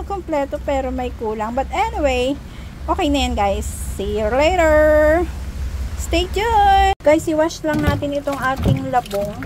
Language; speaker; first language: Filipino; non-native, local second language; Hiligaynon